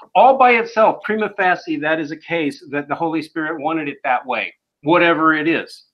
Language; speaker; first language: English; native; English